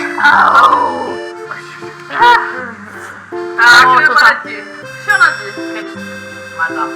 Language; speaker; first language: Korean; non-native, fluent; German